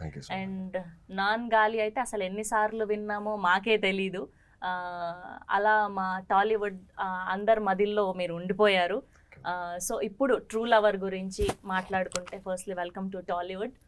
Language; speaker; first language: Telugu; native; Telugu